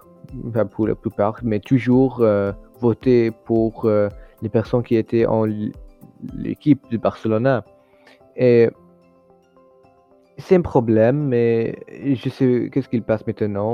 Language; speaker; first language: French; non-native, learner; English